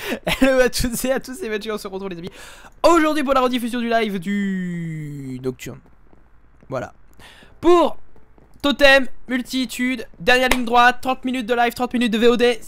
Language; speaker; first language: French; native; French